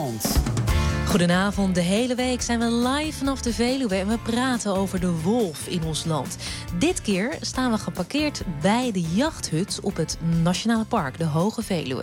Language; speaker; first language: Dutch; native; Dutch